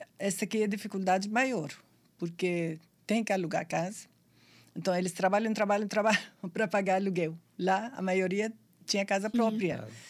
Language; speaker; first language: Portuguese; non-native, fluent; Arabic